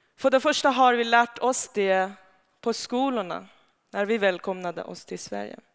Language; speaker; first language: Swedish; non-native, fluent; Persian